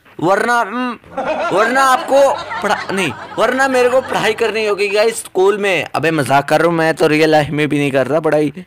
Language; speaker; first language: Hindi; native; Hindi